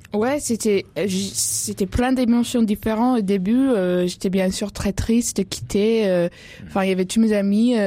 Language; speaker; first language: French; non-native, fluent; English